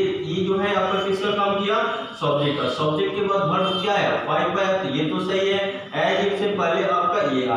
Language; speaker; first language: Hindi; native; Hindi